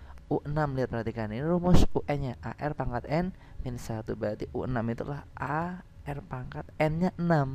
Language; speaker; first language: Indonesian; native; Indonesian